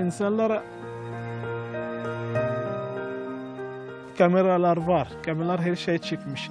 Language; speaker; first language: Turkish; non-native, fluent; Arabic